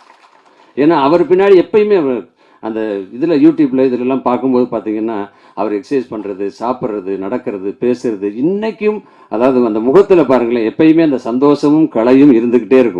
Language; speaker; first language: Tamil; non-native, learner; Malayalam